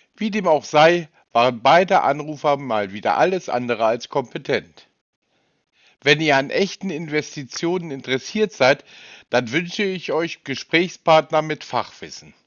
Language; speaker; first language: German; native; German